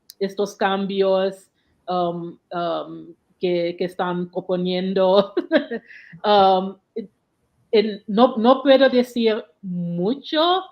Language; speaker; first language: Spanish; non-native, learner; English